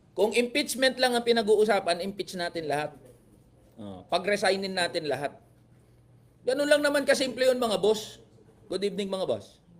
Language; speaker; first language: Filipino; native; Filipino